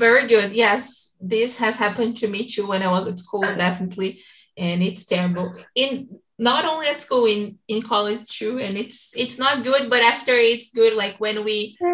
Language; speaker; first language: English; non-native, fluent; Portuguese